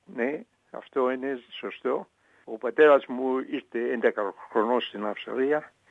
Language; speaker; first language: Greek; early bilingual, heritage; Greek